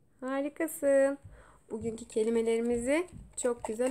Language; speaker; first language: Turkish; native; Turkish